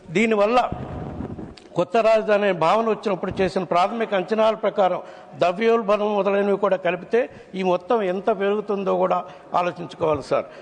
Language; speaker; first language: Telugu; native; Telugu